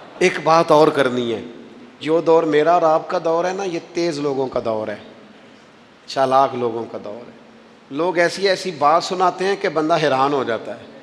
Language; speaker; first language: Urdu; non-native, local second language; Punjabi